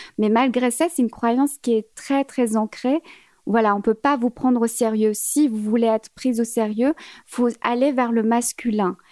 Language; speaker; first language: French; early bilingual, other home language; Arabic